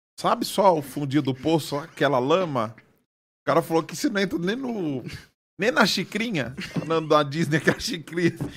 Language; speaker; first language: Portuguese; native; Portuguese